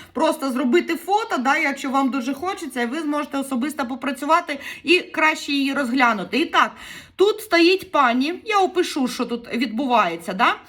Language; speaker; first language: Ukrainian; native; Ukrainian